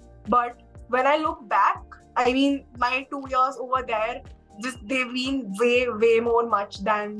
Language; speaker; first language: English; non-native, local second language; Hindi